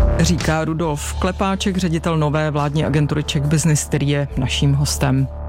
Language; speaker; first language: Czech; native; Czech